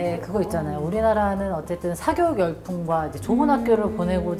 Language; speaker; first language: Korean; native; Korean